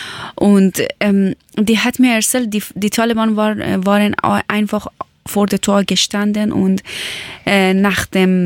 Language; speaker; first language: German; non-native, learner; Persian